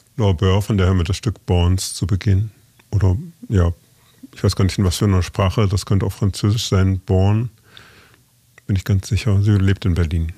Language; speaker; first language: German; native; German